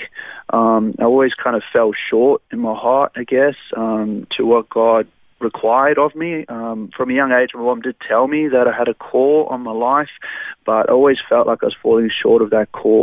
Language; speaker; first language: English; native; English